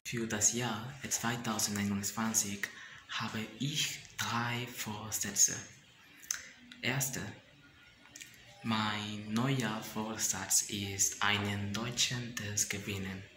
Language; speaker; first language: German; non-native, learner; Spanish